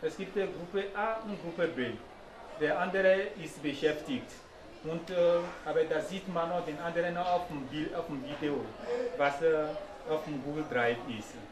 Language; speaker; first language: German; non-native, learner; French